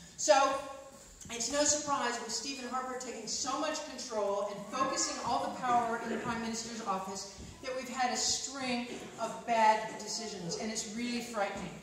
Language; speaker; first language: English; native; English